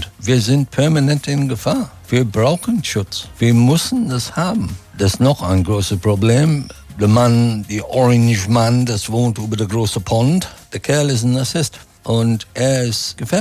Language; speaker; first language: German; non-native, fluent; English